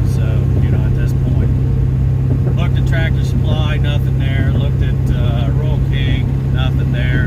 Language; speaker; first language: English; native; English